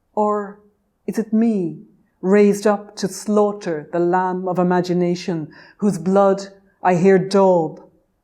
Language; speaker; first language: English; native; English